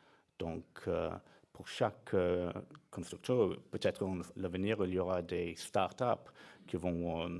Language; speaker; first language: French; non-native, fluent; English